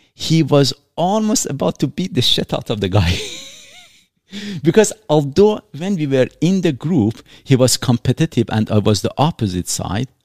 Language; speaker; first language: English; non-native, fluent; Persian